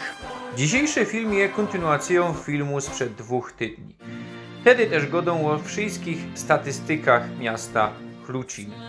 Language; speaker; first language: Polish; non-native, local second language; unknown